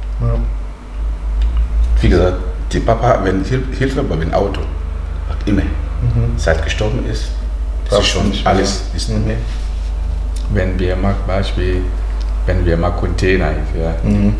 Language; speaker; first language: German; non-native, learner; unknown